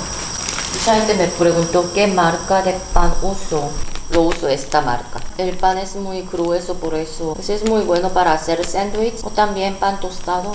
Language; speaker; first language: Spanish; non-native, fluent; Korean